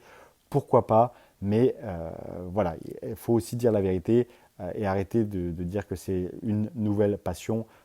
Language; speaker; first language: French; native; French